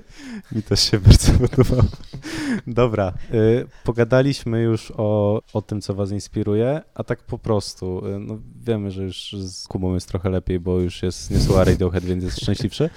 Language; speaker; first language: Polish; native; Polish